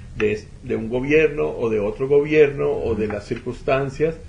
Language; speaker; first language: Spanish; native; Spanish